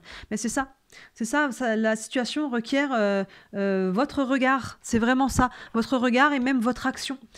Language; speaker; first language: French; native; French